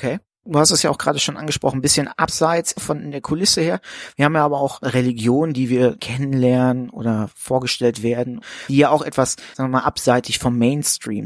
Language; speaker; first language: German; native; German